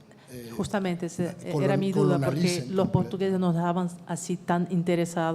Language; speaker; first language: Spanish; non-native, fluent; French